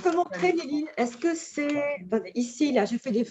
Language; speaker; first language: French; native; French